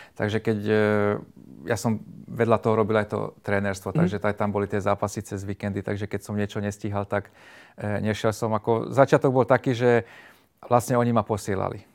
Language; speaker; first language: Slovak; non-native, local second language; Hungarian